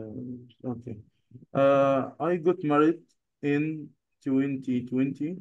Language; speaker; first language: English; non-native, learner; Arabic